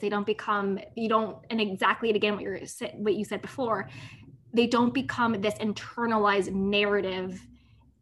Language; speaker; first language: English; native; English